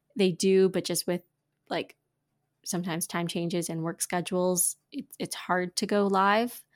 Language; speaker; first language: English; native; English